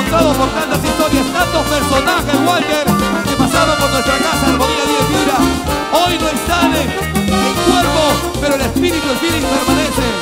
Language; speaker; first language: Spanish; native; Spanish